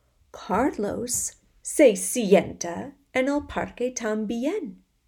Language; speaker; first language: Spanish; non-native, fluent; English